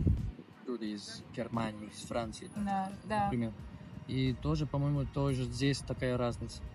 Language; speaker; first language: Russian; non-native, learner; Spanish